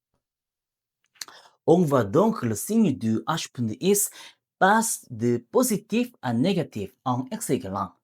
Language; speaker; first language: French; non-native, learner; Korean